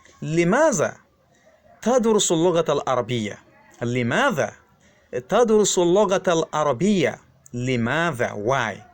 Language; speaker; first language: Arabic; non-native, fluent; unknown